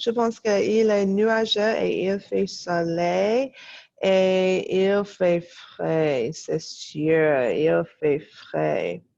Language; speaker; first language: French; non-native, fluent; English